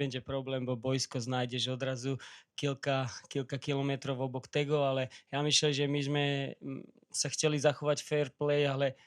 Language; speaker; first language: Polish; non-native, learner; Slovak